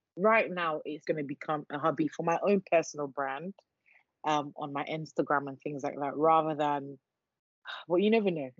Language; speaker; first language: English; non-native, local second language; Yoruba